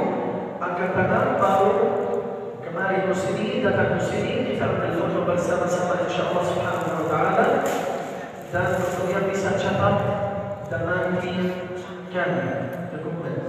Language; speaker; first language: Indonesian; non-native, learner; Arabic